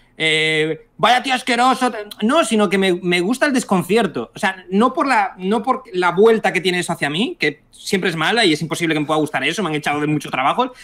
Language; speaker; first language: Spanish; native; Spanish